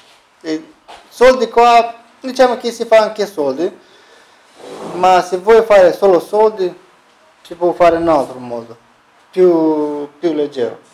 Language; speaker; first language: Italian; non-native, fluent; Romanian